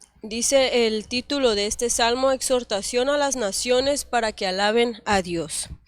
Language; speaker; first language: Spanish; native; Spanish